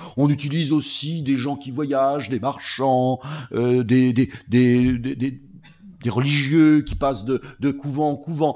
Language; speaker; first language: French; native; French